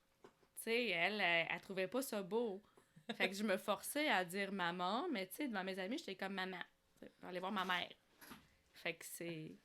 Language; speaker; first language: French; early bilingual, other home language; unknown